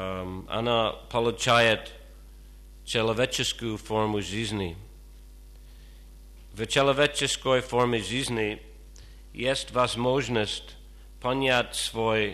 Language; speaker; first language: Russian; non-native, fluent; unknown